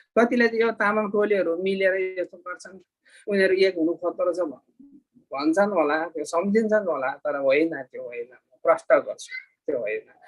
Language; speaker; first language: Nepali; non-native, local second language; Eastern Tamang